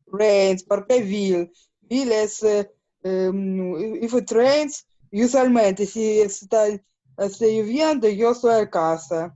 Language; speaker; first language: Spanish; non-native, learner; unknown